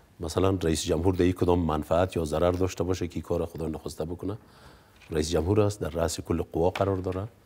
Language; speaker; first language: Persian; native; Persian